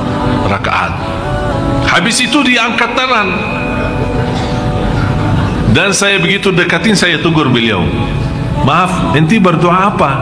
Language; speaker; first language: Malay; non-native, fluent; Arabic